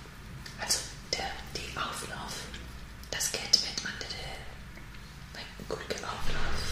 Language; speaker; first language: German; non-native, learner; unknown